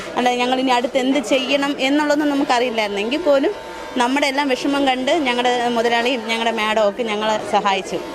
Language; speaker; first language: Malayalam; native; Malayalam